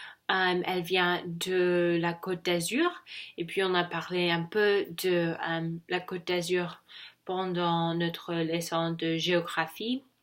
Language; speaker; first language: French; non-native, learner; English